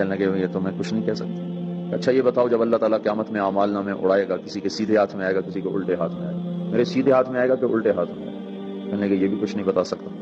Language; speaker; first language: Urdu; non-native, local second language; Punjabi